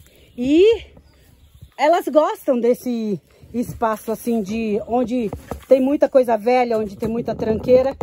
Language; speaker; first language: Portuguese; native; Portuguese